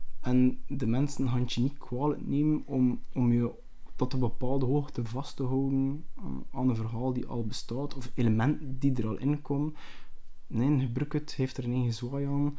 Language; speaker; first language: Dutch; native; Dutch